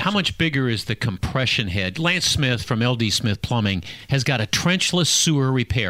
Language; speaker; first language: English; native; English